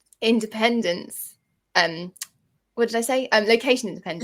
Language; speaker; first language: English; native; English